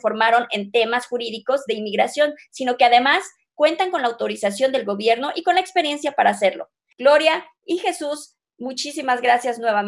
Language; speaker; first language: Spanish; native; Spanish